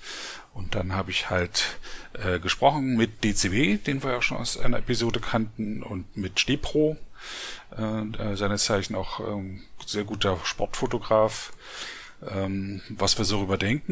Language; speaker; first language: German; native; German